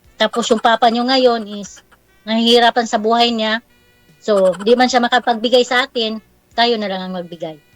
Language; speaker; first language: Filipino; non-native, local second language; Cebuano